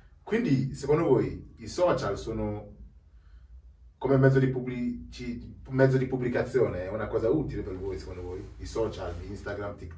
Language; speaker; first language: Italian; native; Italian